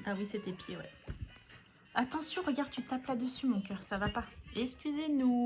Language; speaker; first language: French; native; French